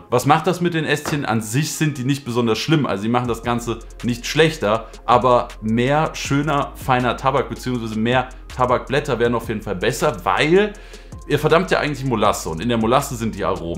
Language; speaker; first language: German; native; German